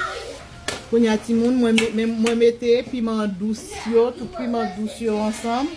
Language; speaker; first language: French; non-native, learner; Haitian Creole